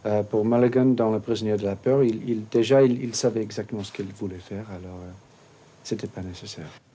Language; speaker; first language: French; non-native, fluent; English